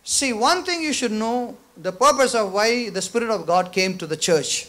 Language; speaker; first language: English; non-native, local second language; Tamil